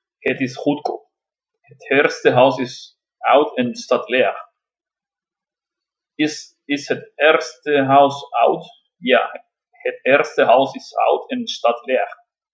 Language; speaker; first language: Dutch; non-native, learner; Spanish